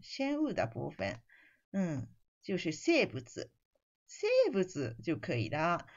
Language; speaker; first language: Chinese; non-native, fluent; Japanese